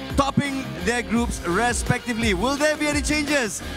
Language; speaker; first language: English; non-native, local second language; Malay